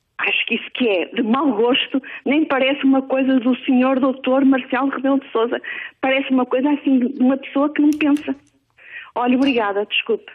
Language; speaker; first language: Portuguese; native; Portuguese